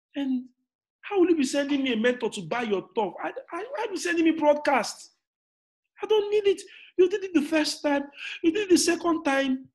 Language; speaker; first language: English; non-native, local second language; Igbo